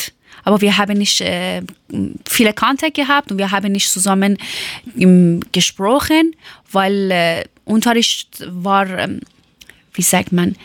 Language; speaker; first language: German; non-native, learner; Persian